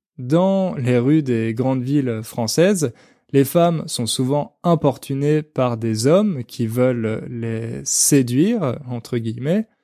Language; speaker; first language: French; native; French